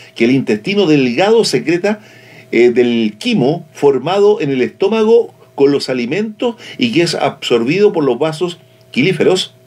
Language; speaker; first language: Spanish; native; Spanish